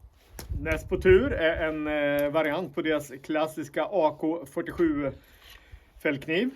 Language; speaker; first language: Swedish; native; Swedish